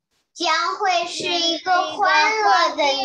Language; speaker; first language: Chinese; early bilingual, heritage; Chinese